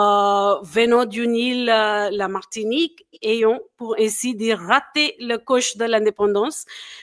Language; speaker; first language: French; non-native, fluent; English